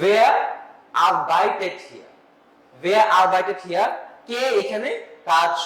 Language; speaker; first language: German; non-native, fluent; Bangla